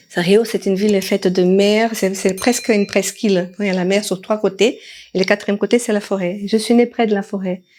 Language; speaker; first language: French; non-native, fluent; Portuguese